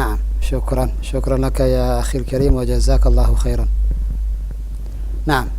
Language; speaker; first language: Arabic; non-native, fluent; Indonesian